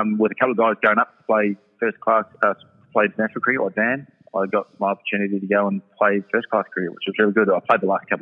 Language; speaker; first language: English; native; English